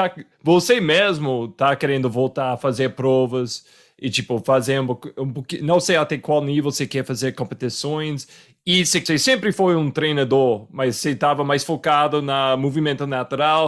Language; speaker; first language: Portuguese; non-native, fluent; English